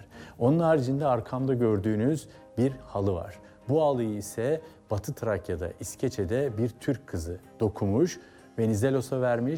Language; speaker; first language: Turkish; native; Turkish